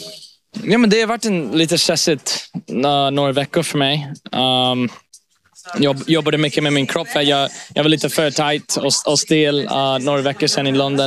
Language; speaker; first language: Swedish; early bilingual, heritage; English